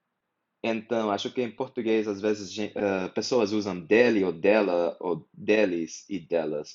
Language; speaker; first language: Portuguese; non-native, fluent; English